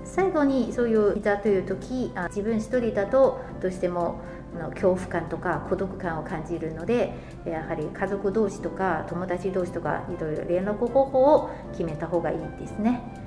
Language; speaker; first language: Japanese; non-native, fluent; Chinese